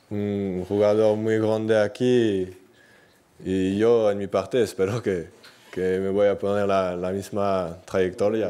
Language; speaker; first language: Spanish; non-native, learner; French